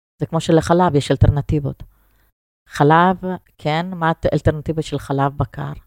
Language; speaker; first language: Hebrew; non-native, fluent; Russian